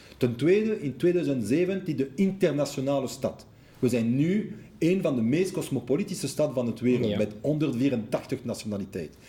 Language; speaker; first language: Dutch; non-native, local second language; French